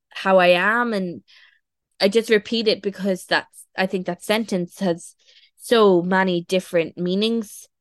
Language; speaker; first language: English; native; English